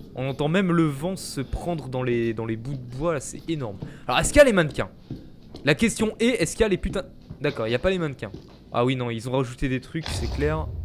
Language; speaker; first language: French; native; French